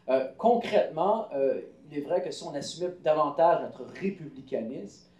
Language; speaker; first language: French; native; French